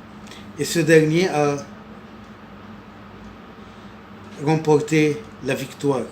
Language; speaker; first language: French; non-native, local second language; Arabic